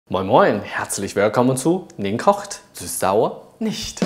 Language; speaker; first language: German; non-native, local second language; Chinese